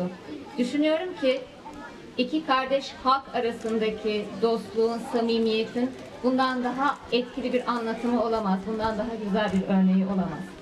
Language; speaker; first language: Turkish; native; Turkish